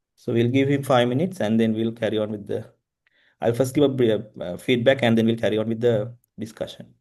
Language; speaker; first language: English; non-native, local second language; Sinhala